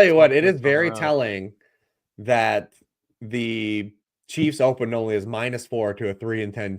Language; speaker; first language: English; native; English